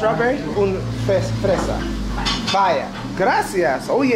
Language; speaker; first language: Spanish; non-native, learner; English